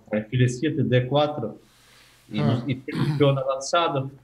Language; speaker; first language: Spanish; non-native, learner; Ukrainian